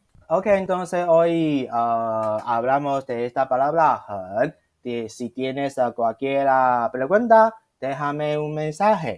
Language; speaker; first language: Spanish; non-native, fluent; Chinese